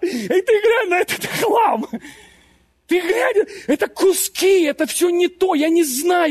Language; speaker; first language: Russian; native; Russian